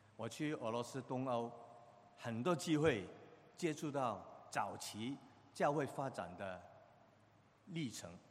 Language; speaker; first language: Chinese; non-native, local second language; Cantonese